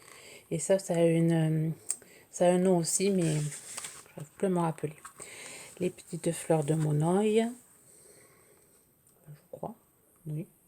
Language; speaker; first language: French; native; French